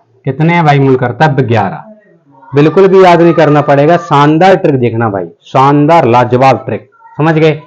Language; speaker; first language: Hindi; native; Hindi